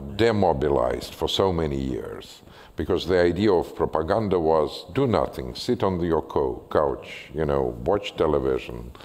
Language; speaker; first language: English; non-native, fluent; Russian